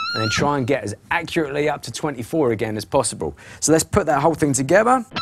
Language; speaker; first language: English; native; English